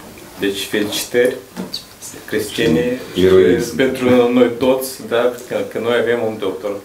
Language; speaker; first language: Romanian; non-native, local second language; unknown